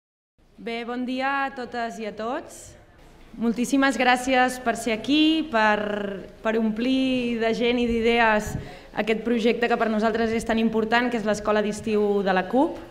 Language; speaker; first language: Catalan; native; Catalan